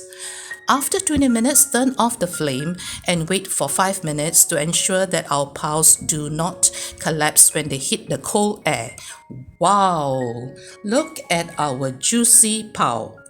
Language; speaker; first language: English; native; English